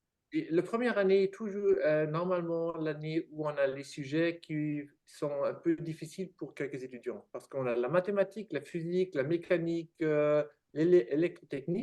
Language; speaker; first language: French; non-native, fluent; German